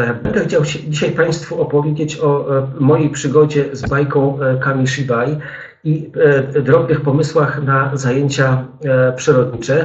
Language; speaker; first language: Polish; native; Polish